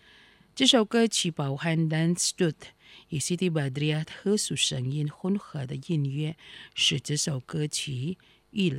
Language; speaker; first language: Chinese; non-native, fluent; Indonesian